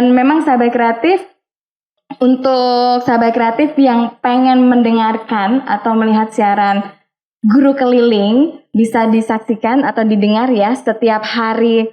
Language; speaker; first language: Indonesian; native; Indonesian